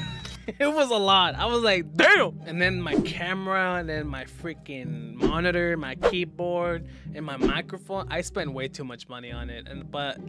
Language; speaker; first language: English; native; English